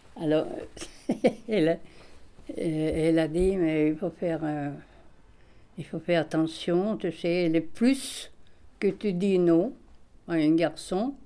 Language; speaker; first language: French; non-native, fluent; Swedish